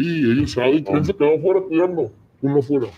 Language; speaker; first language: Spanish; native; Spanish